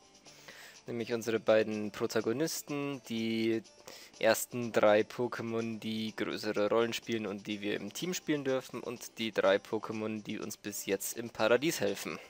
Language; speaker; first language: German; native; German